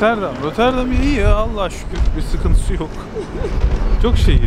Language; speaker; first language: Turkish; native; Turkish